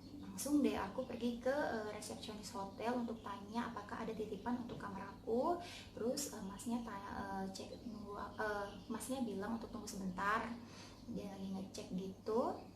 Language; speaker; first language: Indonesian; native; Indonesian